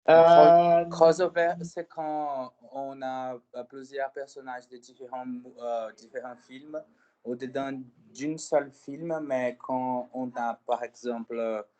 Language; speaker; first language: French; non-native, fluent; Portuguese